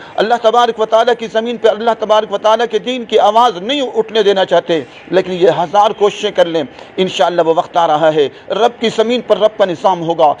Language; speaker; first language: Urdu; non-native, local second language; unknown